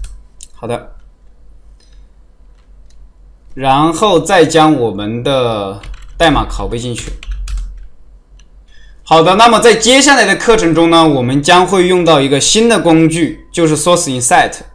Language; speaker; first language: Chinese; native; Chinese